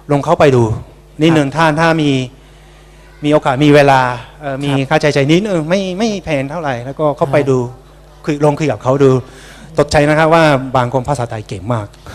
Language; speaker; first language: Thai; non-native, fluent; Japanese